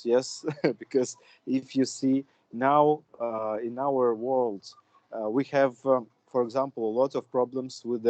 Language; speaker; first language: English; non-native, fluent; Russian